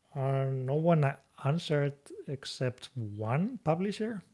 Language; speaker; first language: English; non-native, fluent; Spanish